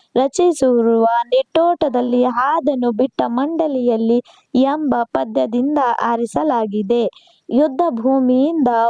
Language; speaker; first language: Kannada; non-native, local second language; Urdu